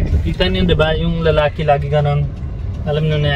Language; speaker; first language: Filipino; non-native, learner; Punjabi